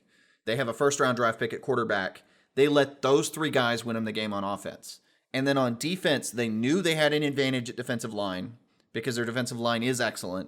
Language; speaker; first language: English; native; English